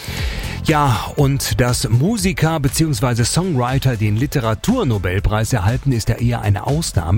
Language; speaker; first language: German; native; German